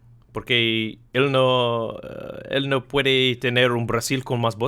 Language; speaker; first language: Spanish; non-native, learner; English